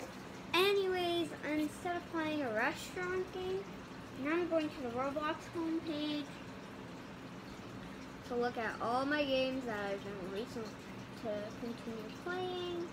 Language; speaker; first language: English; native; English